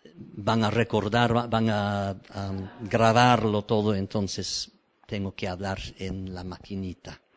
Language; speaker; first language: Spanish; non-native, fluent; English